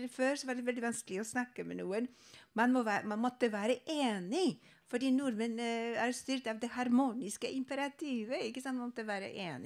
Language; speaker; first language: Norwegian; non-native, fluent; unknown